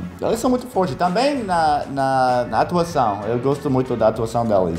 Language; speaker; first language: Portuguese; non-native, fluent; English